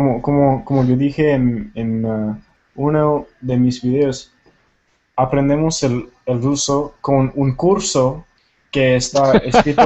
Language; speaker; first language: Spanish; non-native, fluent; Tamil